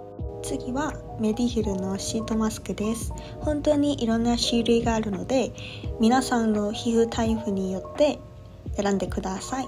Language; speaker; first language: Japanese; non-native, fluent; Korean